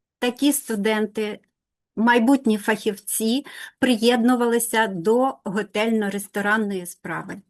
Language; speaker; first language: Ukrainian; non-native, local second language; Russian